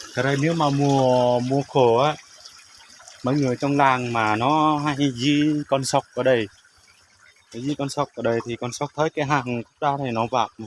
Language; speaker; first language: Vietnamese; non-native, local second language; Jarai